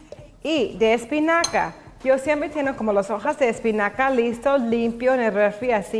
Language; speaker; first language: Spanish; non-native, learner; English